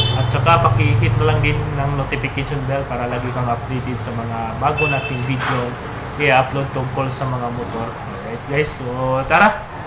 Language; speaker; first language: Filipino; native; Filipino